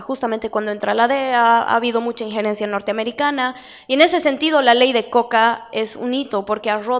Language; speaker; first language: Spanish; native; Spanish